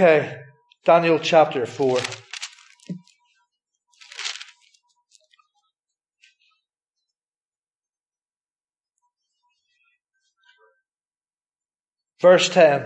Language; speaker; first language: English; native; English